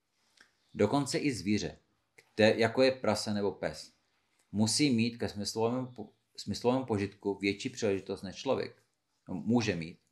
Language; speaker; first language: Czech; non-native, fluent; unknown